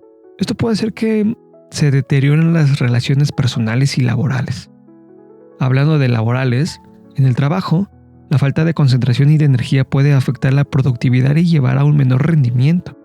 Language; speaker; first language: Spanish; native; Spanish